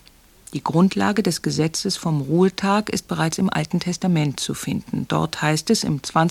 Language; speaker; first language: German; native; German